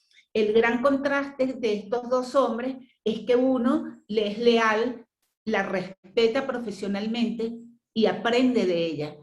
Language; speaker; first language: Spanish; native; Spanish